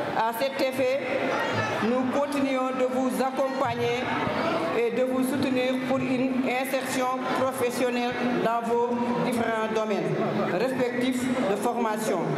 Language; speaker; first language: French; non-native, local second language; Fula